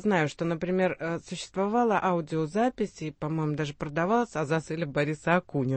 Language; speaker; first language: Russian; native; Russian